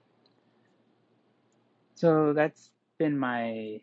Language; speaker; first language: English; native; English